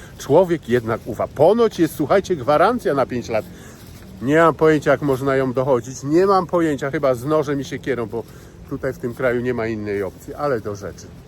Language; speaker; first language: Polish; native; Polish